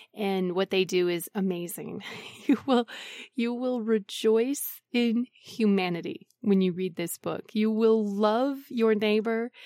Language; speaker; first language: English; native; English